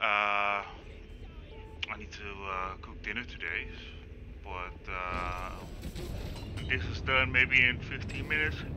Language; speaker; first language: English; non-native, fluent; Dutch